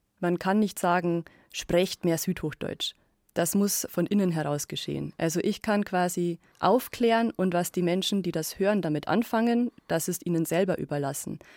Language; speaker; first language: German; native; German